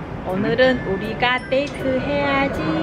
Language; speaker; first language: Korean; non-native, learner; Vietnamese